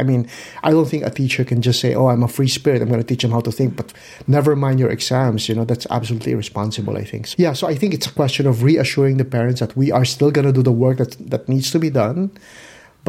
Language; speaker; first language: English; non-native, local second language; Filipino